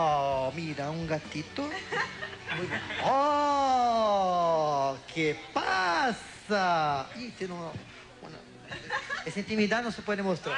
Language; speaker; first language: Spanish; non-native, learner; Portuguese